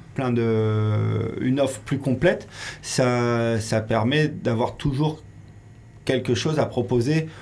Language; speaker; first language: French; native; French